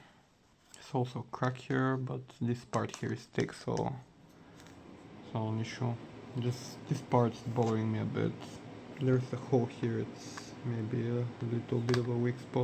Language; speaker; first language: English; non-native, fluent; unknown